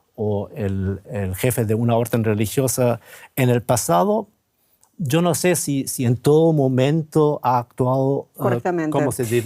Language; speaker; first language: Spanish; non-native, fluent; German